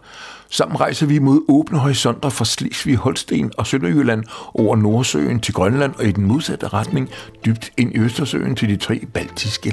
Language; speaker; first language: Danish; native; Danish